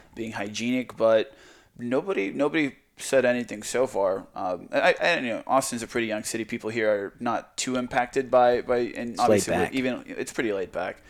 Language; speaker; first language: English; non-native, fluent; Croatian